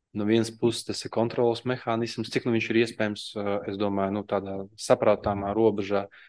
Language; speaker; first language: Latvian; non-native, local second language; Russian